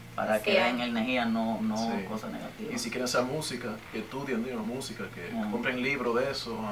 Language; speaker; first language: Spanish; early bilingual, heritage; Spanish